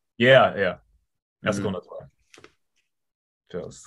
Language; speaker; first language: German; native; German